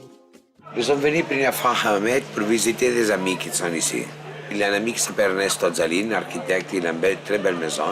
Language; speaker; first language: French; non-native, fluent; Spanish